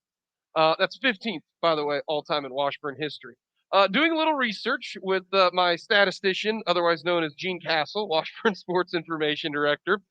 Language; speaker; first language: English; native; English